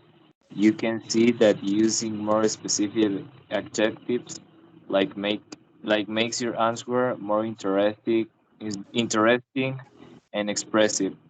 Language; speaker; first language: English; non-native, learner; Spanish